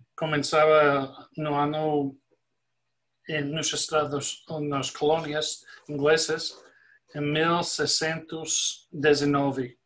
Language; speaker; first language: Portuguese; non-native, fluent; English